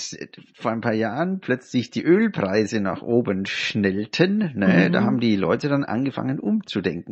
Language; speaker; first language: German; native; German